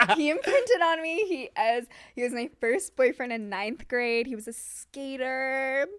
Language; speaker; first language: English; native; English